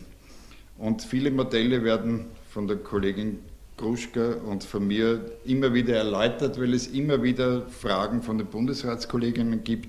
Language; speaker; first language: German; native; German